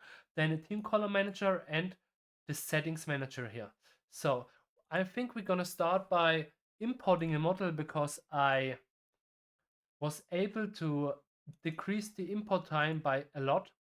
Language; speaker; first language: English; non-native, fluent; German